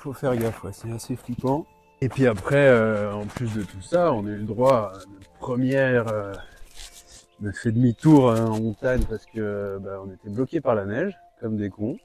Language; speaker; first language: French; native; French